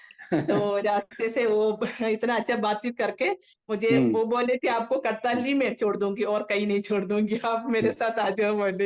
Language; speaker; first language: Hindi; non-native, local second language; Malayalam